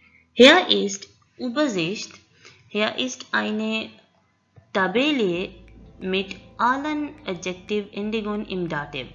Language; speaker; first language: German; non-native, learner; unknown